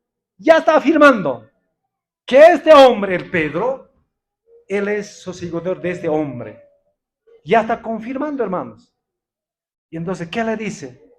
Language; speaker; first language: Spanish; non-native, local second language; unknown